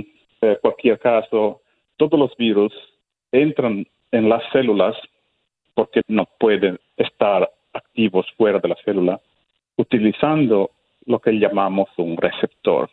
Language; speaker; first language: Spanish; non-native, fluent; Italian